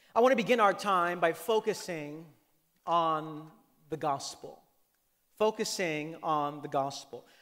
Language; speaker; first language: English; native; English